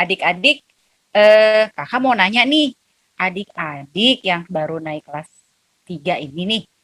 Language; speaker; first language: Indonesian; native; Indonesian